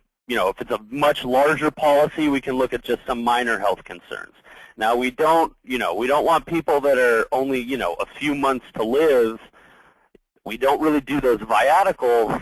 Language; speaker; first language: English; native; English